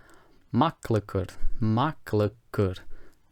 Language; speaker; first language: Dutch; non-native, fluent; Portuguese